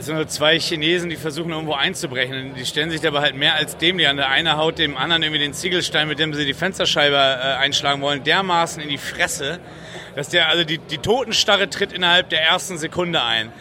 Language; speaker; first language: German; native; German